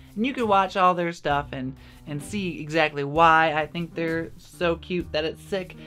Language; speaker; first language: English; native; English